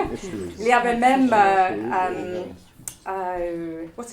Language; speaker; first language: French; non-native, fluent; English